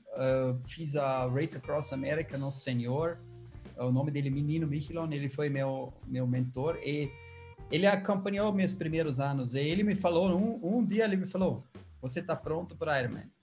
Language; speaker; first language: Portuguese; non-native, learner; German